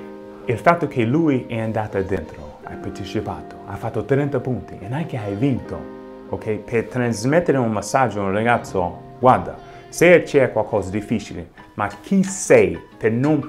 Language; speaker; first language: Italian; non-native, fluent; English